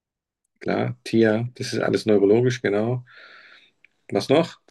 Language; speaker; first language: German; native; German